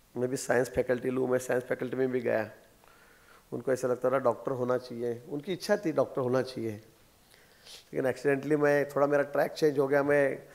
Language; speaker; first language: Hindi; non-native, local second language; Marathi